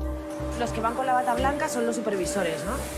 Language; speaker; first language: Spanish; native; Spanish